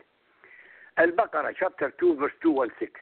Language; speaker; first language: English; non-native, fluent; Arabic